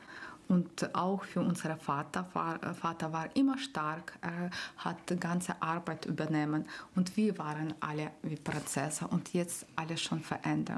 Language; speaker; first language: German; non-native, learner; Ukrainian